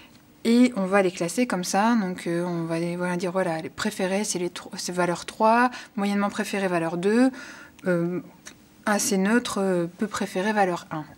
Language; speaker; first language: French; native; French